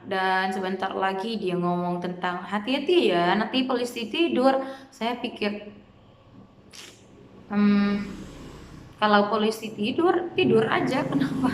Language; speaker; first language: Indonesian; non-native, fluent; Khmer